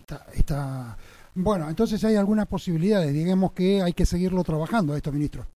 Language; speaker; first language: Spanish; native; Spanish